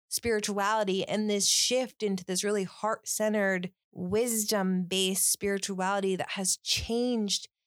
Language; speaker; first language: English; native; English